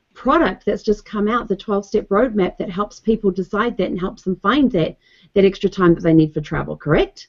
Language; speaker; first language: English; native; English